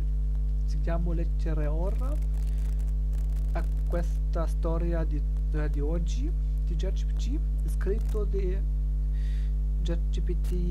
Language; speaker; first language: Italian; non-native, learner; German